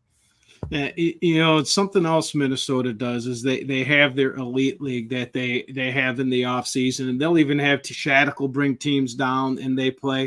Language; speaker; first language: English; native; English